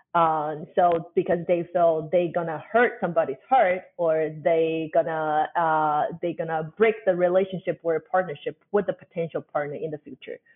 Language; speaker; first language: English; non-native, fluent; Chinese